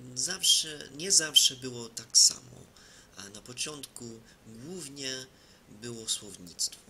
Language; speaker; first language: Polish; non-native, fluent; English